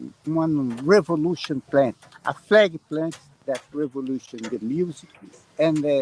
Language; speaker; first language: English; non-native, learner; Portuguese